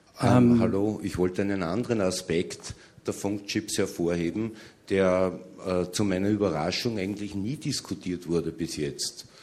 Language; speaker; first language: German; native; German